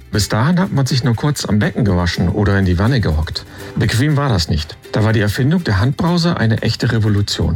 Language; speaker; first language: German; native; German